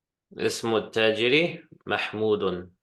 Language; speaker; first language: Arabic; non-native, fluent; English